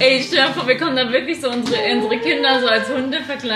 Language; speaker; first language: German; native; German